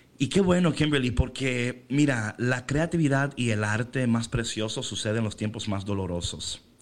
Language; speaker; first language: Spanish; native; Spanish